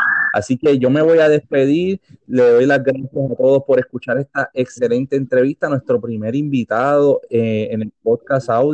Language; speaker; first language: Spanish; native; Spanish